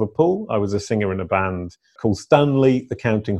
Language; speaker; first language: English; native; English